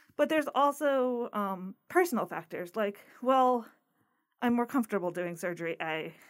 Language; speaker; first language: English; native; English